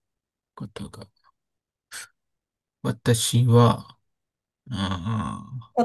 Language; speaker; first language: Japanese; non-native, learner; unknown